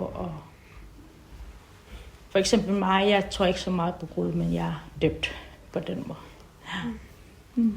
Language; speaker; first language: Danish; non-native, local second language; Kalaallisut